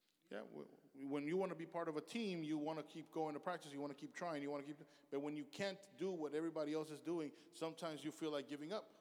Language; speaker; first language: English; early bilingual, other home language; Spanish